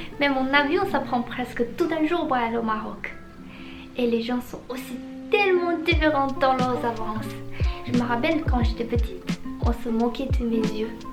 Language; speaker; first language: French; non-native, fluent; Chinese